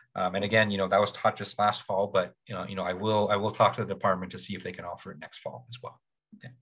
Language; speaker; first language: English; native; English